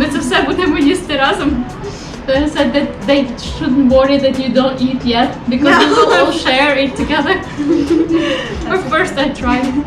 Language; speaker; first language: English; non-native, fluent; Ukrainian